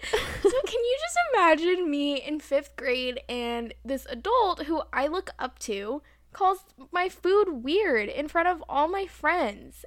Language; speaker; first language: English; native; English